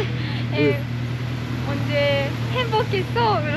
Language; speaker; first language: Korean; non-native, learner; Japanese